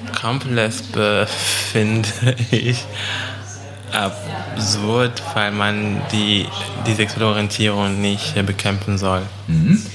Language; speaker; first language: German; non-native, fluent; French